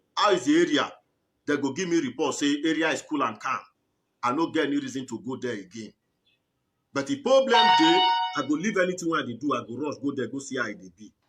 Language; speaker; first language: Nigerian Pidgin; native; Nigerian Pidgin